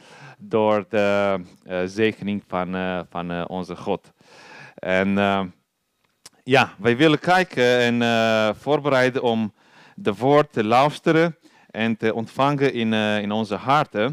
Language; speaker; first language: Dutch; non-native, learner; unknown